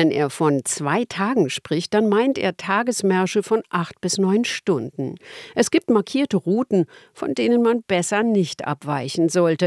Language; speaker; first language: German; native; German